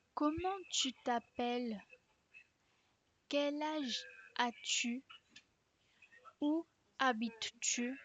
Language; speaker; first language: French; non-native, fluent; Spanish